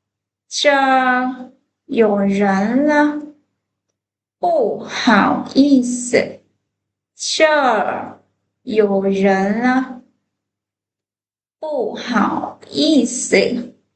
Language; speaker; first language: Chinese; non-native, fluent; Lao